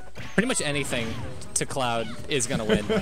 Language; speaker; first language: English; native; English